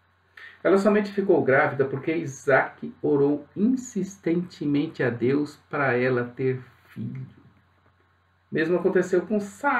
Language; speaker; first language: Portuguese; native; Portuguese